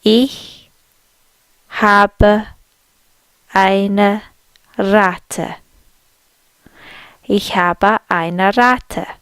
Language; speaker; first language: German; non-native, fluent; English